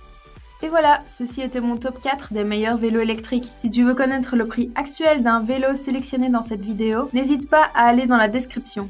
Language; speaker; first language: French; native; French